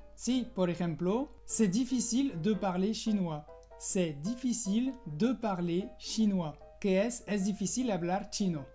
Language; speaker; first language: Spanish; non-native, fluent; French